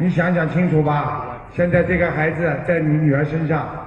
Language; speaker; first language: Chinese; native; Chinese